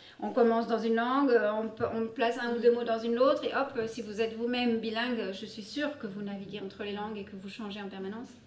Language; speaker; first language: French; early bilingual, other home language; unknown